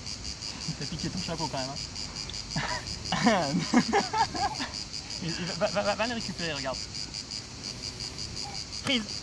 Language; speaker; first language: French; native; French